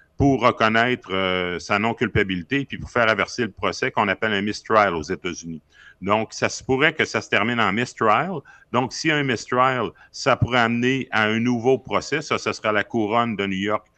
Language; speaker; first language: French; native; French